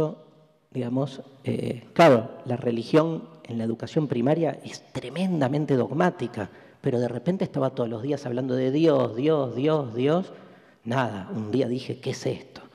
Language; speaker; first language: Spanish; native; Spanish